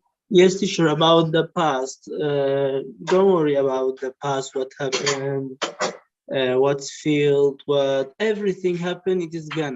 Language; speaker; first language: English; non-native, learner; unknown